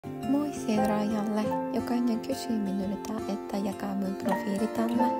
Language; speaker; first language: Finnish; non-native, learner; Japanese